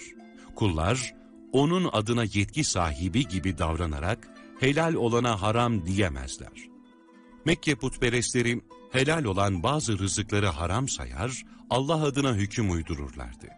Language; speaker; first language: Turkish; native; Turkish